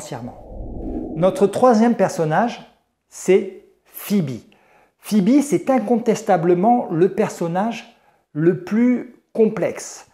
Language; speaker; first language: French; native; French